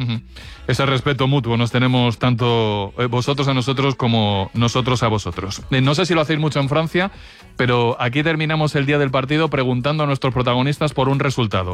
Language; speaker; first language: Spanish; native; Spanish